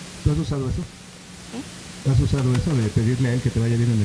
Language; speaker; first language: Spanish; native; Spanish